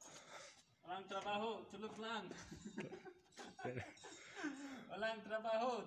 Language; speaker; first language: Filipino; non-native, learner; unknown